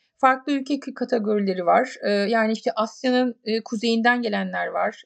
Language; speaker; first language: Turkish; native; Turkish